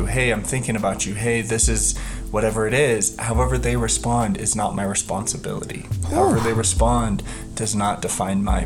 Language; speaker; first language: English; native; English